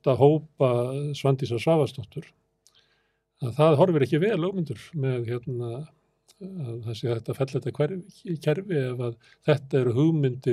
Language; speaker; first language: Icelandic; native; Icelandic